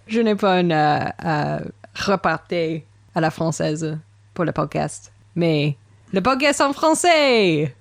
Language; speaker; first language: French; non-native, learner; English